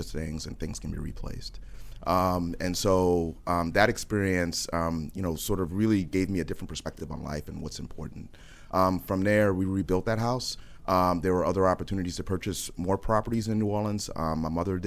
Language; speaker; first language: English; native; English